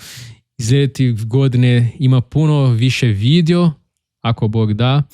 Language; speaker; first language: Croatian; non-native, learner; Portuguese